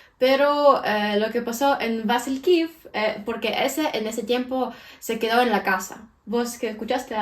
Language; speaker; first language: Spanish; non-native, fluent; Ukrainian